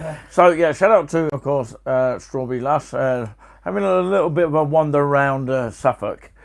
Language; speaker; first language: English; native; English